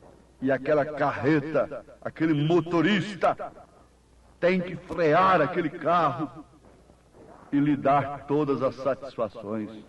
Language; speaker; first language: Portuguese; native; Portuguese